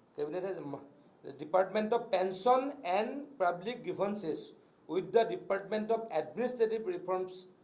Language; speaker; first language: English; non-native, local second language; Assamese